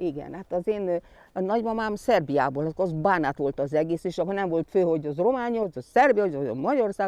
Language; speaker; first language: Hungarian; non-native, local second language; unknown